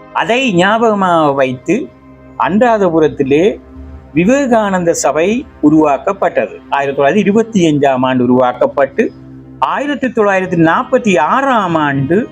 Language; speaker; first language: Tamil; native; Tamil